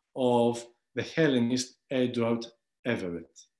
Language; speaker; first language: English; non-native, fluent; Greek